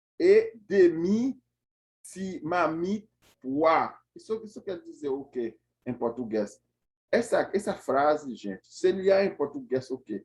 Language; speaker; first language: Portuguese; non-native, fluent; Haitian Creole